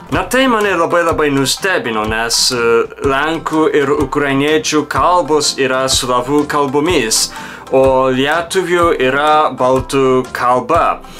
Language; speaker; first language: Lithuanian; non-native, fluent; Japanese